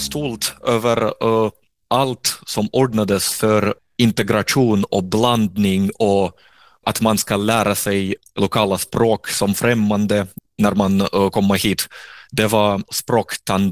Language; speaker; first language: Swedish; non-native, fluent; Russian